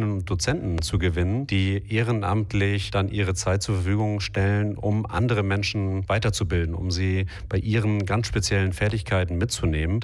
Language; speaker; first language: German; native; German